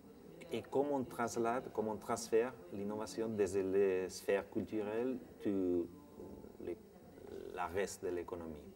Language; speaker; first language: French; non-native, fluent; Spanish